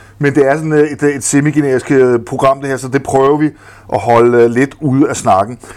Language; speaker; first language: Danish; native; Danish